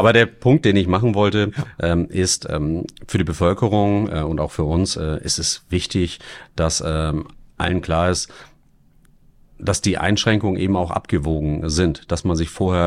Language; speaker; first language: German; native; German